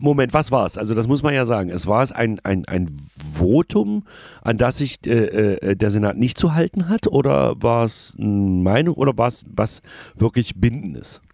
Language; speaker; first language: German; native; German